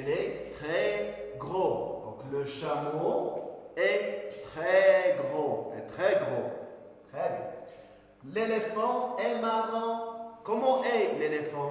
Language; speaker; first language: French; non-native, local second language; Arabic